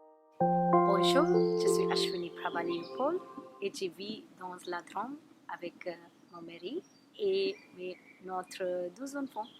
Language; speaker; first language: French; non-native, learner; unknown